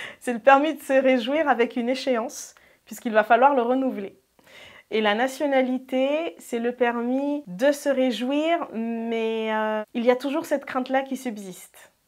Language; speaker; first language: French; non-native, local second language; Ngazidja Comorian